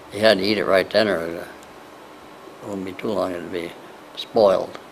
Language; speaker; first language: English; native; English